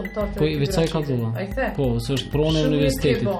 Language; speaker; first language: German; early bilingual, other home language; Albanian